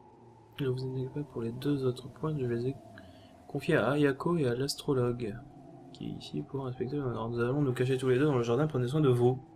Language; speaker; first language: French; native; French